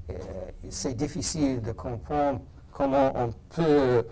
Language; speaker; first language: French; non-native, fluent; English